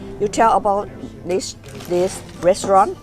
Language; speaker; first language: English; non-native, learner; Thai